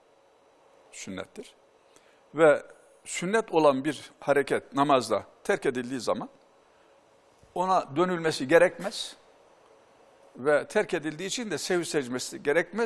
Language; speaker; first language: Turkish; native; Turkish